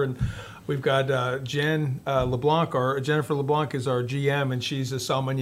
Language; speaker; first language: English; native; English